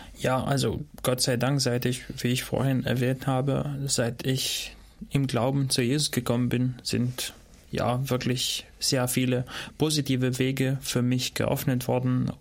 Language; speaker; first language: German; non-native, fluent; Albanian